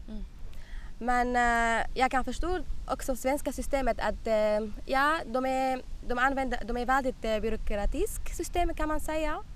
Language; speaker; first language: Swedish; non-native, learner; Arabic